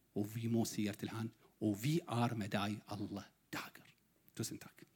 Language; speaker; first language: Norwegian; non-native, learner; Arabic